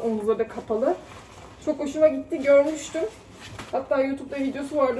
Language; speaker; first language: Turkish; early bilingual, other home language; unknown